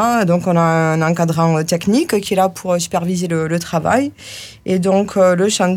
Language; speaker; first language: French; native; French